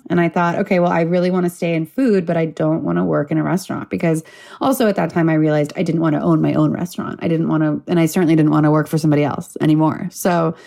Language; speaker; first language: English; native; English